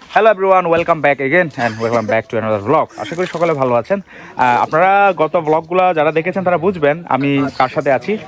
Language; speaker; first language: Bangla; non-native, local second language; Chakma